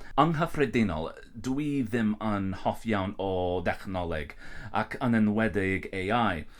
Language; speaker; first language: Welsh; non-native, learner; English